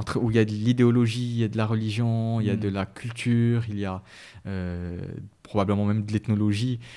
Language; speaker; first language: French; non-native, local second language; Arabic